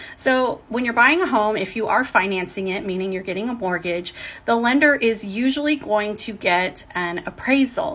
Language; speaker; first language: English; native; English